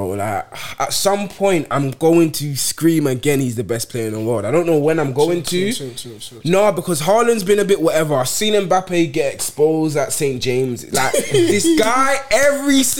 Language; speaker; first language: English; native; English